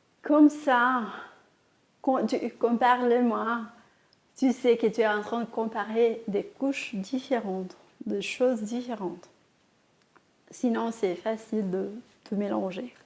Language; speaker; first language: French; non-native, fluent; Portuguese